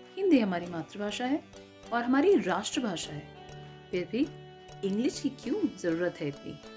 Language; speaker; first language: Hindi; native; Hindi